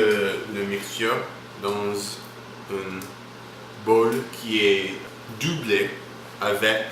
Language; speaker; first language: French; non-native, learner; English